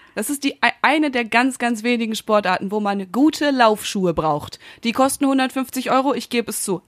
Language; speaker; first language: German; native; German